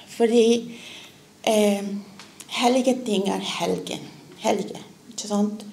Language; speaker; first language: Norwegian; non-native, learner; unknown